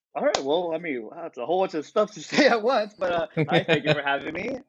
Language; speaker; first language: English; early bilingual, other home language; Spanish